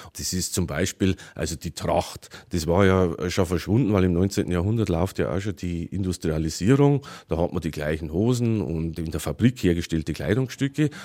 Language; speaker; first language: German; native; German